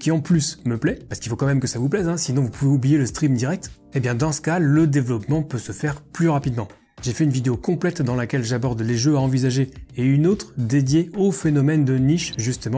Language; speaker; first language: French; native; French